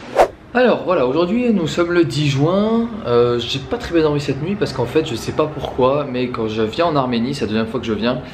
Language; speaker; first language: French; native; French